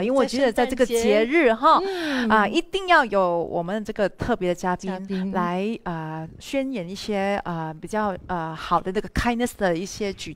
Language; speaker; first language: Chinese; native; Chinese